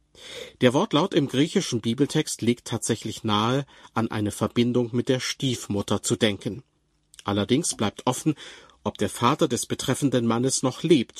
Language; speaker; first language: German; native; German